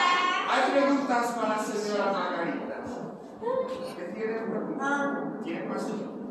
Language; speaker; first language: Spanish; non-native, learner; English